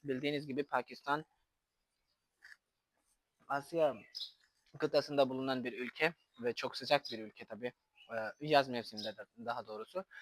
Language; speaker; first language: Turkish; non-native, fluent; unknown